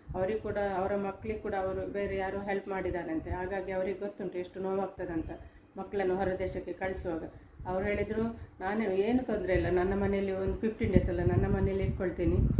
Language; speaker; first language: Kannada; non-native, local second language; Tulu